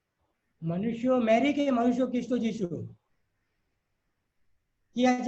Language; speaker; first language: Bangla; non-native, learner; Hindi